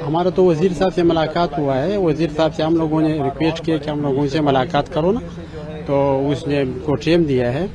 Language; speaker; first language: Hindi; non-native, local second language; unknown